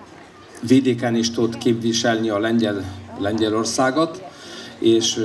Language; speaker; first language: Hungarian; non-native, fluent; Polish